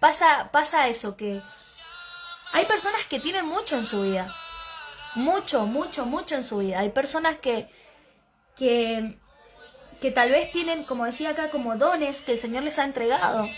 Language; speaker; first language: Spanish; native; Spanish